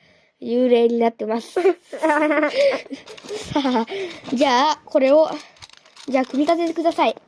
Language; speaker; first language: Japanese; native; Japanese